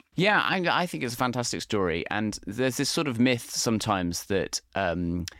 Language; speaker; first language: English; native; English